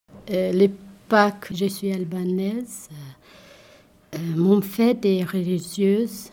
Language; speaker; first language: French; non-native, learner; Albanian